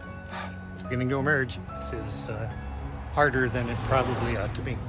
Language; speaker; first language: English; native; English